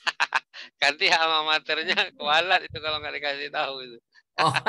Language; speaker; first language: Indonesian; native; Indonesian